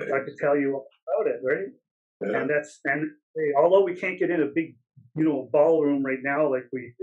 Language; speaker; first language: English; native; English